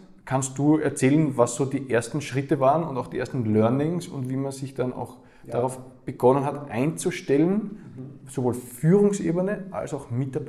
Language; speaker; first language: German; native; German